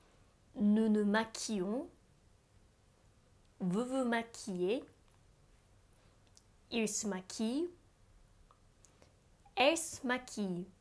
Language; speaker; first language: French; non-native, fluent; Japanese